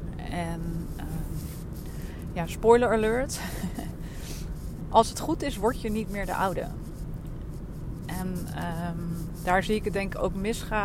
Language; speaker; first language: Dutch; native; Dutch